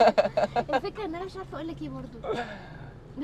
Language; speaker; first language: Arabic; native; Arabic